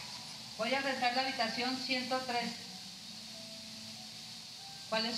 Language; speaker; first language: Spanish; native; Spanish